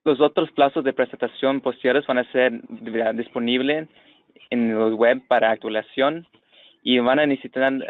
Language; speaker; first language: Spanish; non-native, fluent; English